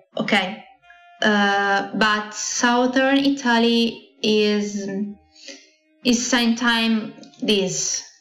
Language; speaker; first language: English; non-native, learner; Italian